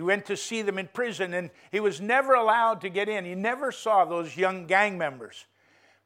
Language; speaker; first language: English; native; English